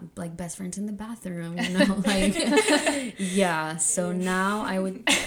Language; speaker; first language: English; early bilingual, other home language; Spanish